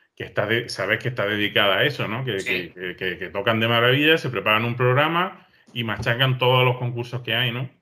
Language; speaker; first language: Spanish; native; Spanish